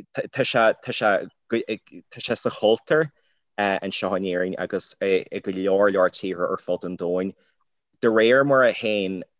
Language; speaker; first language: Irish; native; Irish